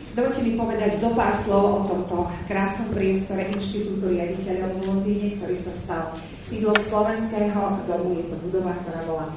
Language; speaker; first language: Slovak; native; Slovak